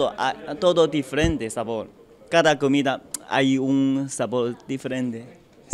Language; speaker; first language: Spanish; non-native, learner; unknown